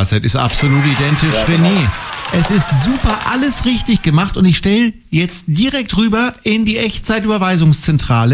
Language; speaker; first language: German; native; German